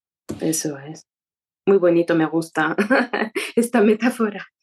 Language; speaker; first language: Spanish; non-native, fluent; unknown